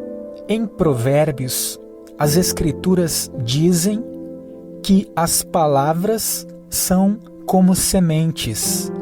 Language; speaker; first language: Portuguese; native; Portuguese